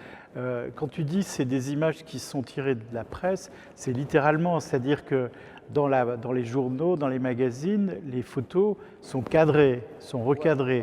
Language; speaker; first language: French; native; French